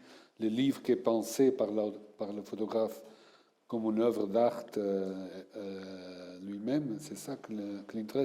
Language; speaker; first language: French; non-native, fluent; Portuguese